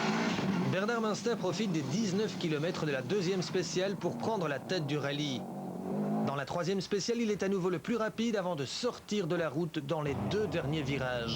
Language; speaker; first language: French; native; French